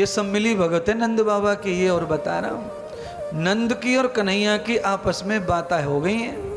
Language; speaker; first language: Hindi; native; Hindi